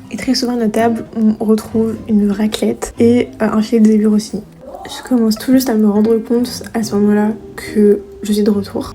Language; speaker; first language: French; non-native, local second language; Malagasy